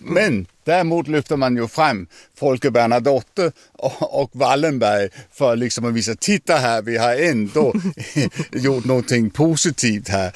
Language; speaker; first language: Swedish; non-native, fluent; French